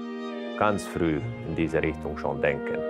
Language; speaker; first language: German; non-native, fluent; Finnish